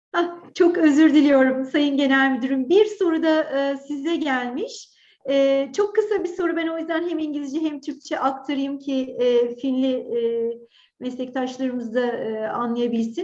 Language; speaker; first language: Turkish; native; Turkish